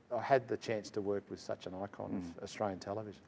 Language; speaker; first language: English; native; English